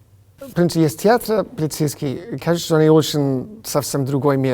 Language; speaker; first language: Russian; non-native, learner; English